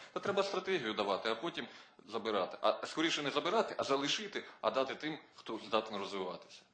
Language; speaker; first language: Ukrainian; native; Ukrainian